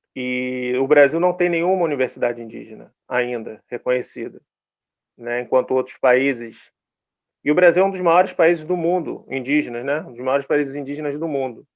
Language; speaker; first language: Portuguese; native; Portuguese